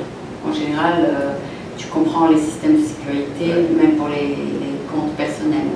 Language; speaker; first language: French; non-native, fluent; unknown